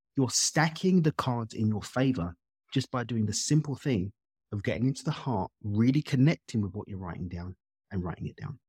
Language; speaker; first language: English; native; English